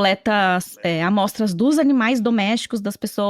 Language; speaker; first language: Portuguese; native; Portuguese